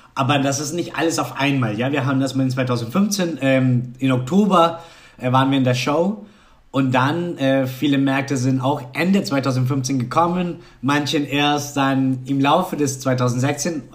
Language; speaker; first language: German; non-native, fluent; Spanish